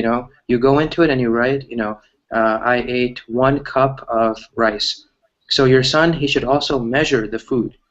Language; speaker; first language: English; early bilingual, other home language; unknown